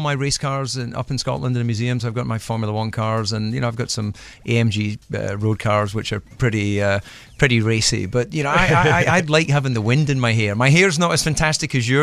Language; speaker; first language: English; native; English